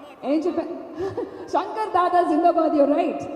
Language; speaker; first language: Telugu; non-native, fluent; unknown